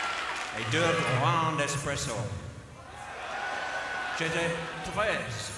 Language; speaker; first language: French; non-native, learner; English